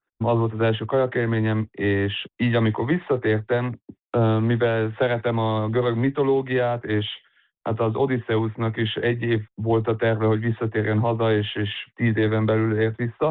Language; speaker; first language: Hungarian; early bilingual, heritage; Hungarian